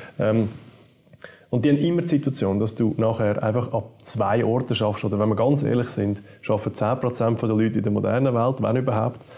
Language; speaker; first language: German; native; German